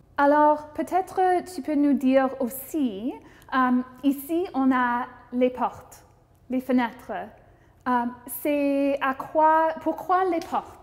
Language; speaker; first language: French; non-native, local second language; English